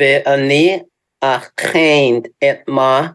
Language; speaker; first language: Hebrew; non-native, learner; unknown